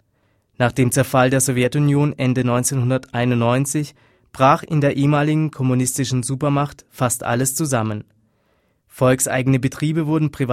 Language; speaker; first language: German; native; German